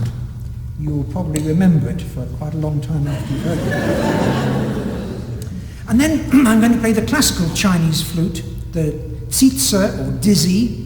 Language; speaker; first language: English; native; English